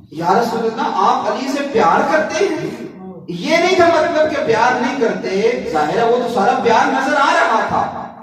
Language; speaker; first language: Urdu; non-native, local second language; Punjabi